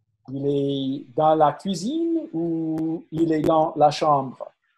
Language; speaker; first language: French; non-native, fluent; English